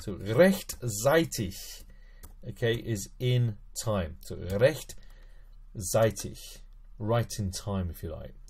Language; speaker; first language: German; non-native, fluent; English